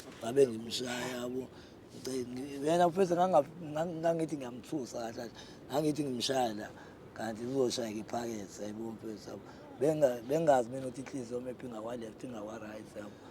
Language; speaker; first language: Zulu; non-native, local second language; Xhosa